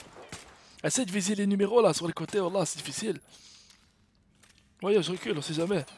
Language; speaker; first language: French; native; French